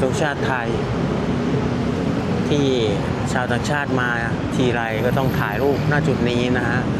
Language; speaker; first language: Thai; native; Thai